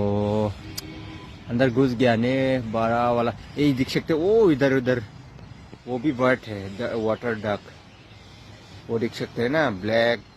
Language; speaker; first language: Hindi; non-native, local second language; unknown